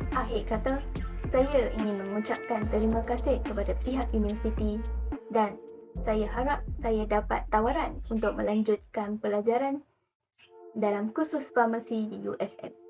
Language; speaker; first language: Malay; non-native, local second language; Chinese